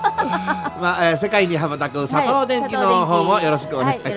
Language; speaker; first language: Japanese; native; Japanese